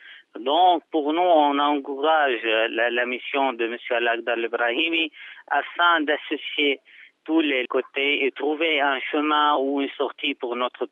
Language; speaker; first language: French; non-native, fluent; Arabic